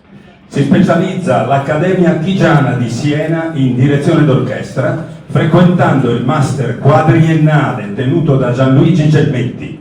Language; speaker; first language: Italian; native; Italian